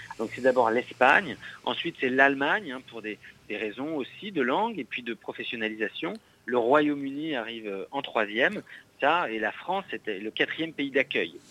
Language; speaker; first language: French; native; French